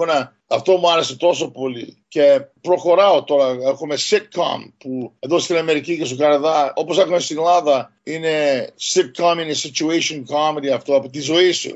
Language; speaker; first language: Greek; early bilingual, heritage; Greek